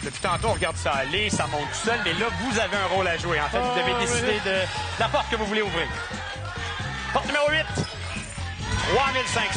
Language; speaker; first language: French; native; French